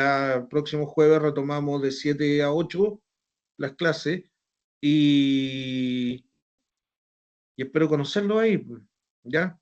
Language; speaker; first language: Spanish; native; Spanish